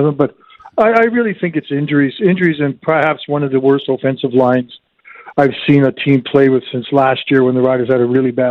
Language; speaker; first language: English; native; English